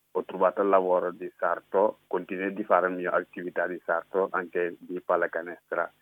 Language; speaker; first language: Italian; non-native, learner; Wolof